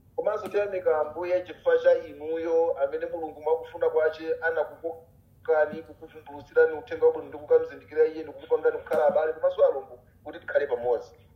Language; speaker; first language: Nyanja; non-native, local second language; Tumbuka